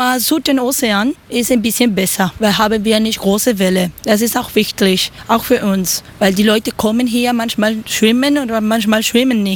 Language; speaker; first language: German; non-native, learner; Spanish